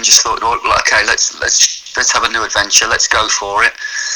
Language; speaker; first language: English; native; English